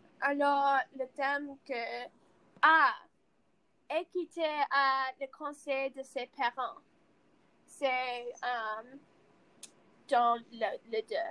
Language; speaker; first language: French; non-native, learner; English